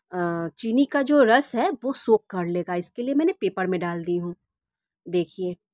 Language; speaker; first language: Hindi; non-native, local second language; Bangla